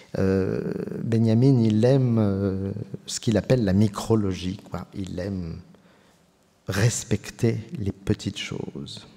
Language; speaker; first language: French; native; French